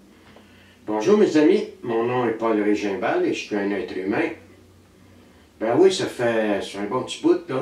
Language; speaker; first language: French; native; French